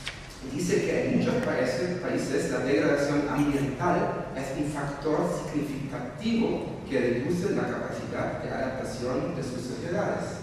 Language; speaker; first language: Spanish; non-native, fluent; German